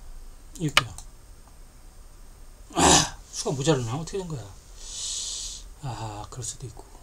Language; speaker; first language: Korean; native; Korean